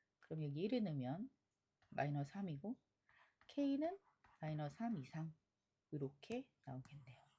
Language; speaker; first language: Korean; native; Korean